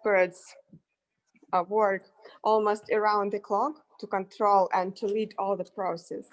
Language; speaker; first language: English; non-native, fluent; Russian